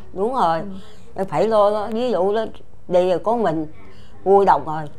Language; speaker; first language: Vietnamese; non-native, local second language; Chinese